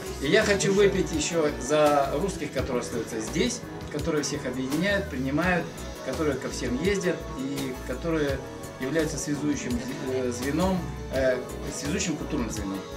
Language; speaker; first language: Russian; non-native, fluent; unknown